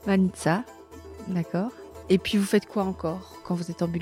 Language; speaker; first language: French; native; French